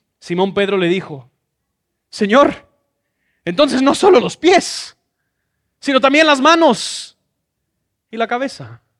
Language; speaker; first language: Spanish; non-native, fluent; English